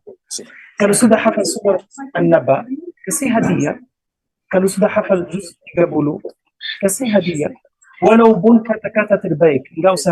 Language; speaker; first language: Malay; non-native, learner; Arabic